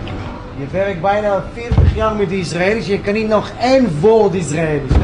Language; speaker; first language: Dutch; non-native, learner; Hebrew